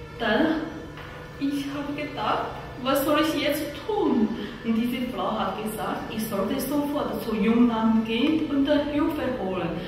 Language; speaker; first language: German; non-native, learner; Chinese